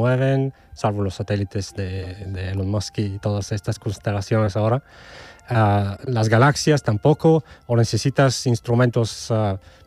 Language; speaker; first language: Spanish; non-native, fluent; Bulgarian